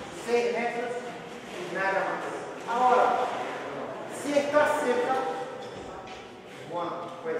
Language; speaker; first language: Spanish; non-native, fluent; Portuguese